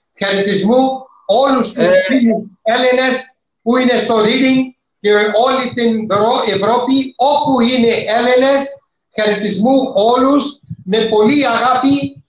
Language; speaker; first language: Greek; non-native, fluent; Urdu